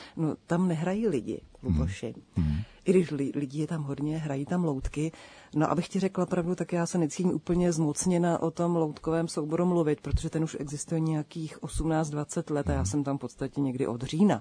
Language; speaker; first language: Czech; native; Czech